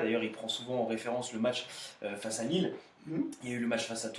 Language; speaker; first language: French; native; French